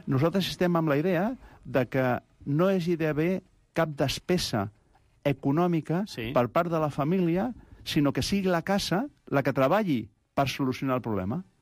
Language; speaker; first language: Catalan; non-native, local second language; Spanish